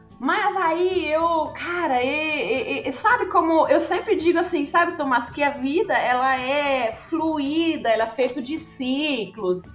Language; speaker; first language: Portuguese; early bilingual, heritage; German